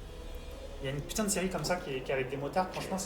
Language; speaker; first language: French; native; French